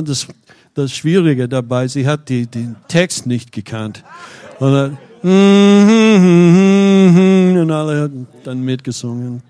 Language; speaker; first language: German; non-native, fluent; English